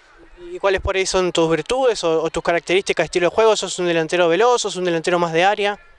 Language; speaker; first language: Spanish; native; Spanish